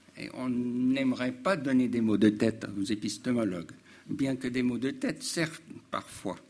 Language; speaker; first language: French; non-native, fluent; English